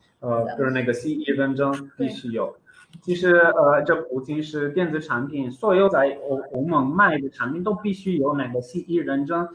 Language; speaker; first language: Chinese; non-native, fluent; Romanian